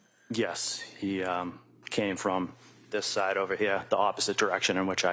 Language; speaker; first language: English; native; English